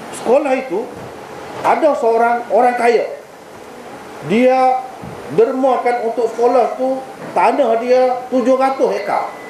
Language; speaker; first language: Malay; native; Malay